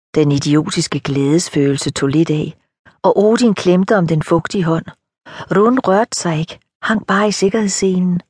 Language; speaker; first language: Danish; native; Danish